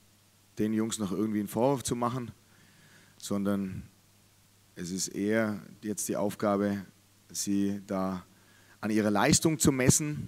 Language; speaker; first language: German; native; German